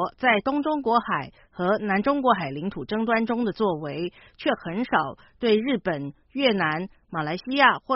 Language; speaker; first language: Chinese; native; Chinese